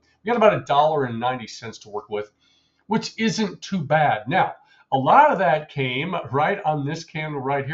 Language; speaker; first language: English; native; English